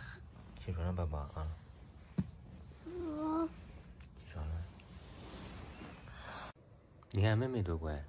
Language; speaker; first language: Chinese; native; Chinese